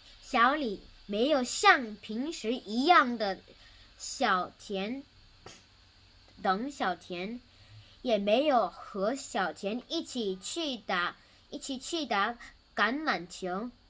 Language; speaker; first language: Chinese; non-native, learner; Korean